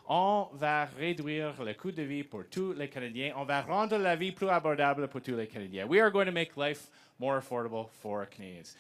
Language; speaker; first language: English; native; English